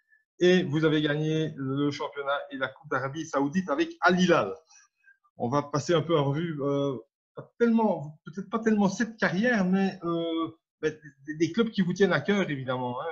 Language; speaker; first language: French; native; French